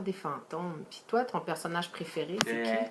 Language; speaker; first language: French; native; French